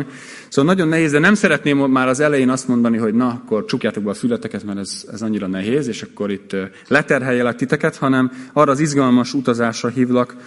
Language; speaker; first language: Hungarian; native; Hungarian